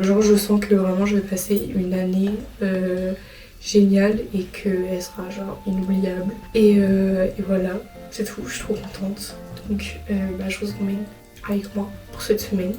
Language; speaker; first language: French; native; French